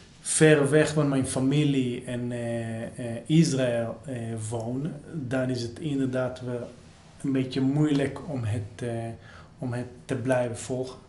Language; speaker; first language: Dutch; non-native, fluent; Hebrew